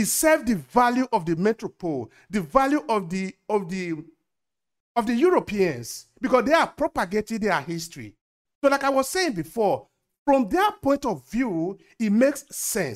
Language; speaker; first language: English; non-native, local second language; Bini